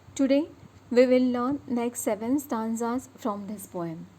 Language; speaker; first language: English; non-native, local second language; Marathi